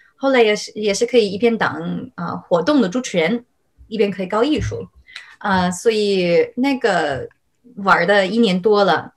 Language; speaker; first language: Chinese; non-native, fluent; English